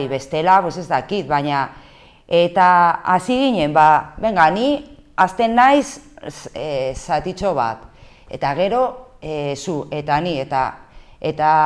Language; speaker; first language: Basque; non-native, local second language; Spanish